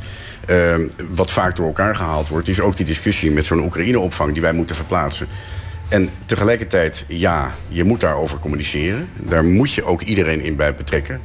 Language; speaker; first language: Dutch; native; Dutch